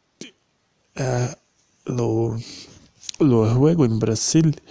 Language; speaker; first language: Spanish; non-native, learner; Portuguese